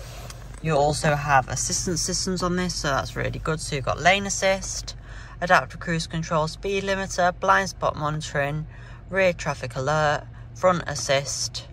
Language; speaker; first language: English; native; English